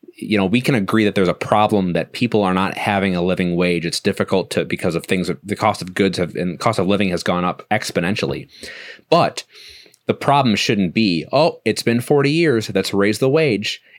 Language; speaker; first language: English; native; English